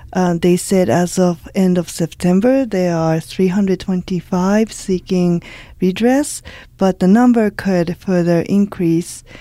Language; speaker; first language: English; early bilingual, other home language; Japanese